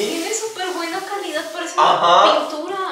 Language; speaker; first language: Spanish; native; Spanish